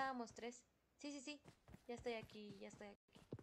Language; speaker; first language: Spanish; native; Spanish